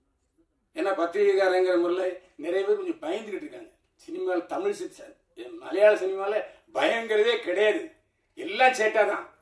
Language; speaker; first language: Tamil; native; Tamil